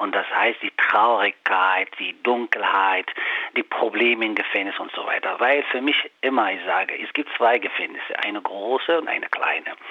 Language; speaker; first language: German; non-native, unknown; Arabic